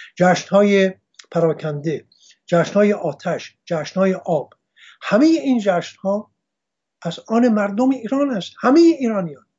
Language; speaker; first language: Persian; non-native, local second language; Armenian